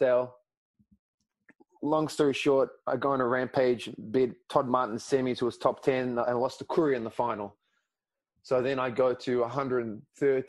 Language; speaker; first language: English; non-native, local second language; Greek